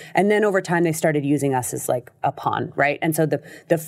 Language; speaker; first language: English; native; English